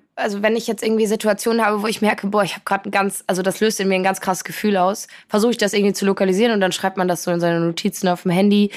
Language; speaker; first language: German; early bilingual, other home language; Polish